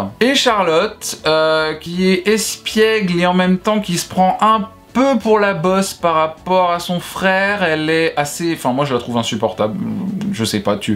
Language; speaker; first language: French; native; French